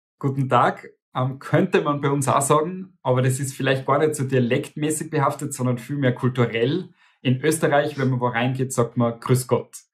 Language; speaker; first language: German; native; German